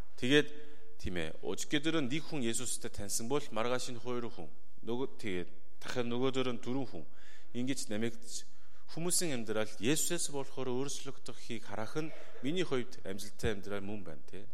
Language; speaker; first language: Mongolian; non-native, fluent; Korean